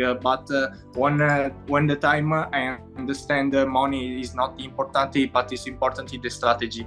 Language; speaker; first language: English; non-native, learner; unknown